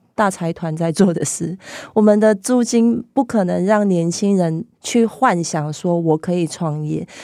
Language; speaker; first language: Chinese; non-native, local second language; Cantonese